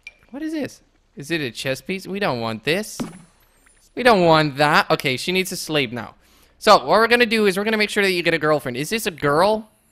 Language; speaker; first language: English; non-native, fluent; Dutch